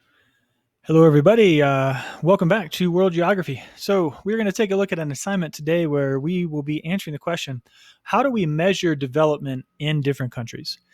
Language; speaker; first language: English; native; English